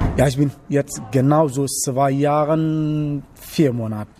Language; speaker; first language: German; non-native, learner; Wolof